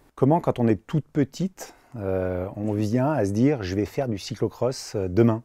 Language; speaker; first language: French; native; French